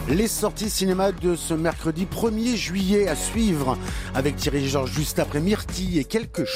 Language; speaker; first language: French; native; French